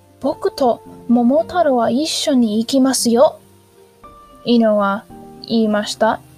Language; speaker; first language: Japanese; non-native, learner; English